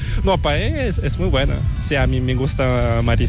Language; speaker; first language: Spanish; non-native, fluent; Korean